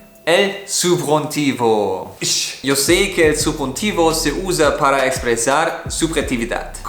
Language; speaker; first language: Spanish; non-native, fluent; German